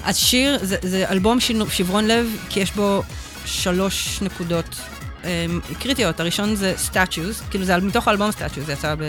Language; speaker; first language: Hebrew; native; Hebrew